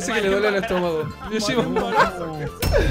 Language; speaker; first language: Spanish; native; Spanish